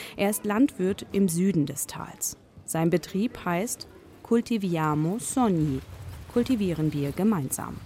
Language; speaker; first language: German; native; German